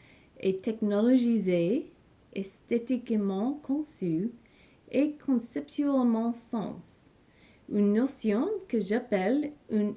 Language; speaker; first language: French; non-native, learner; English